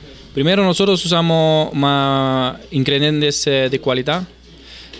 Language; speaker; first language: Spanish; non-native, fluent; Italian